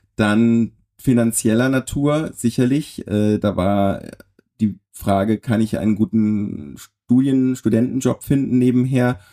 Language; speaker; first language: German; native; German